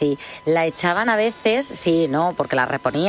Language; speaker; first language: Spanish; native; Spanish